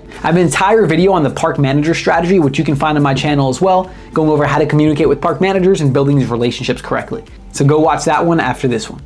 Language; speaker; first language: English; native; English